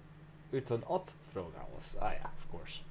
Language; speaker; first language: Swedish; non-native, learner; English